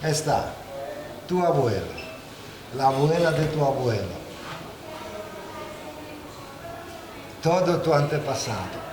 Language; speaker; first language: Spanish; non-native, fluent; Italian